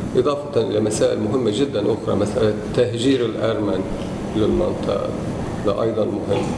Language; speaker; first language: Arabic; non-native, fluent; Turkish